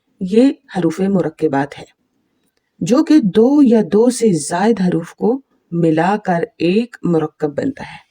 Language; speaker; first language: Urdu; native; Urdu